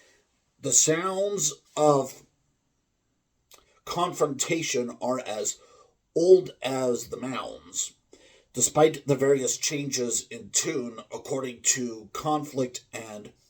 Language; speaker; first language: English; native; English